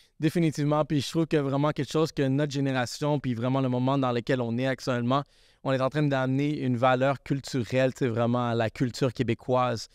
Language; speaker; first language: French; early bilingual, other home language; Spanish